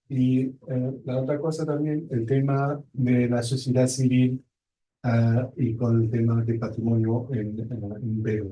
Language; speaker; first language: Spanish; non-native, fluent; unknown